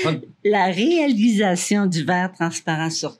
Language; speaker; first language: French; native; French